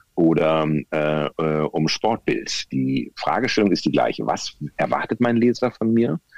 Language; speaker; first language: German; native; German